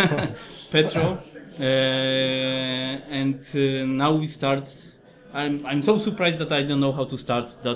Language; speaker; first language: English; non-native, fluent; Polish